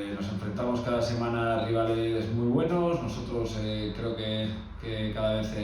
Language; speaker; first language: Spanish; non-native, local second language; Basque